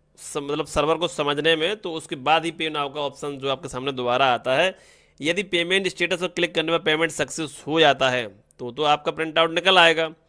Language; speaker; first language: Hindi; native; Hindi